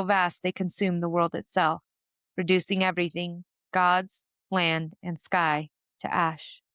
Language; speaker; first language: English; native; English